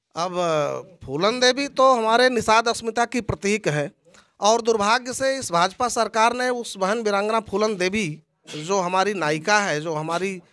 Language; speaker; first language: Hindi; native; Hindi